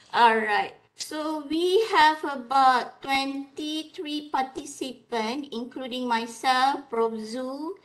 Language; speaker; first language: English; non-native, local second language; Malay